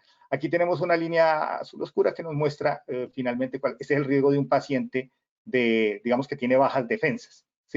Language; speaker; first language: Spanish; native; Spanish